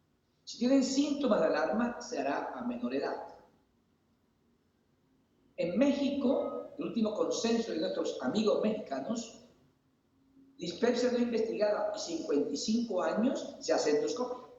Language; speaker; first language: Spanish; native; Spanish